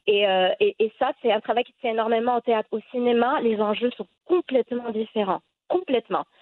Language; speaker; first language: French; non-native, local second language; Arabic